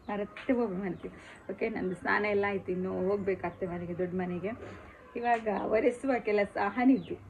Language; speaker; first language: Kannada; non-native, local second language; Tulu